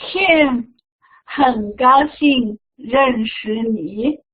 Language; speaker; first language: Chinese; non-native, fluent; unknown